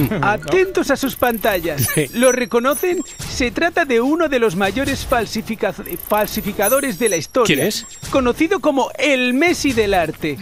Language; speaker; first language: Spanish; native; Spanish